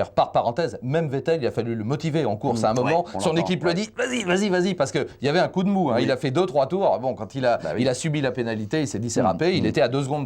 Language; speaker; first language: French; native; French